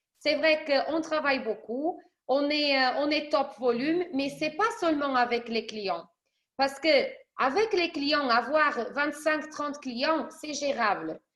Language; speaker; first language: French; early bilingual, other home language; Portuguese